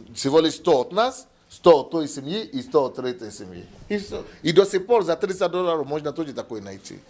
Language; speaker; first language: Russian; non-native, learner; Yoruba